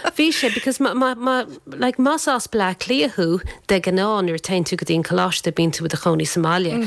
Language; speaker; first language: Irish; non-native, local second language; English